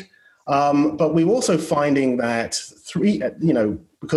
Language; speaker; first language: English; native; English